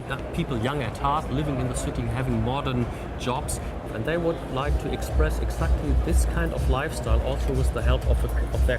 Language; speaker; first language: English; non-native, fluent; German